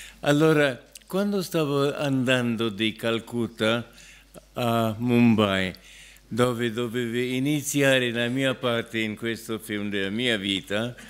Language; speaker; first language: Italian; non-native, fluent; English